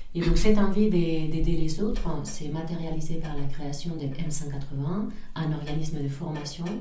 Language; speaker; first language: French; non-native, fluent; Spanish